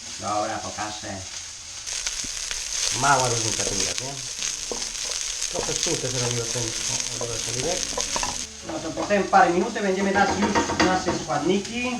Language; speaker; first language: Polish; non-native, learner; Spanish